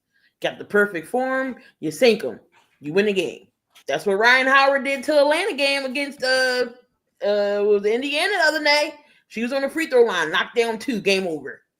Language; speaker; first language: English; native; English